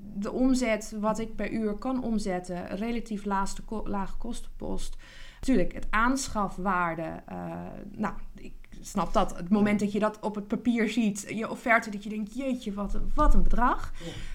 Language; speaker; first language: Dutch; non-native, fluent; English